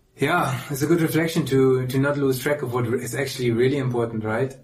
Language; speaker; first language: English; native; English